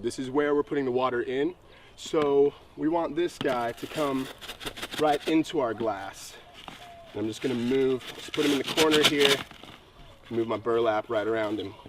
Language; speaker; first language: English; native; English